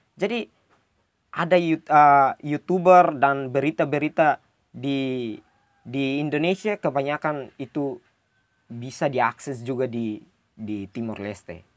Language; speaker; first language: Indonesian; non-native, local second language; Tetum